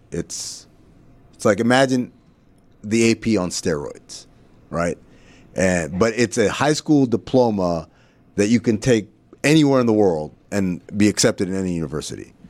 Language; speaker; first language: English; early bilingual, other home language; Arabic